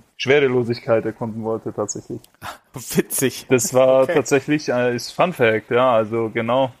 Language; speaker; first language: German; early bilingual, other home language; Romanian